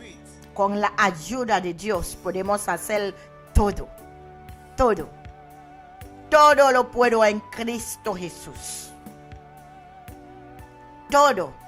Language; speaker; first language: Spanish; non-native, learner; Haitian Creole